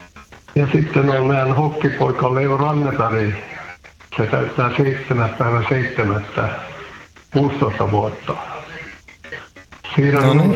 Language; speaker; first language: Finnish; non-native, local second language; Swedish